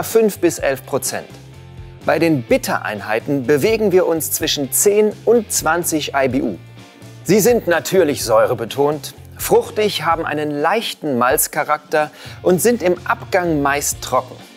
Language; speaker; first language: German; native; German